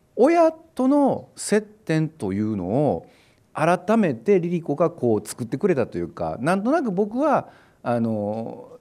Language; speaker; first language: Japanese; native; Japanese